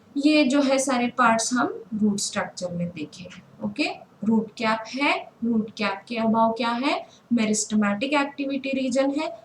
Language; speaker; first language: Hindi; non-native, local second language; Marathi